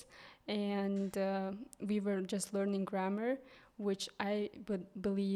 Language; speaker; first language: English; non-native, fluent; Kyrgyz